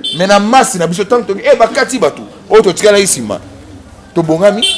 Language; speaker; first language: Lingala; native; Lingala